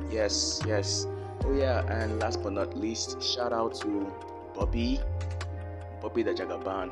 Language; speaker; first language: English; non-native, local second language; Yoruba